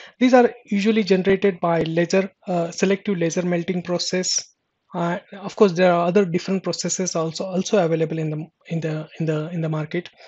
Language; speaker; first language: English; non-native, local second language; Marathi